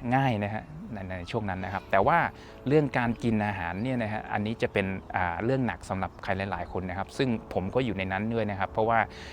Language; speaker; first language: Thai; native; Thai